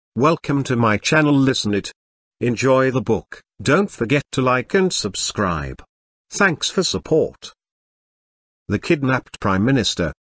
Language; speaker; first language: English; non-native, fluent; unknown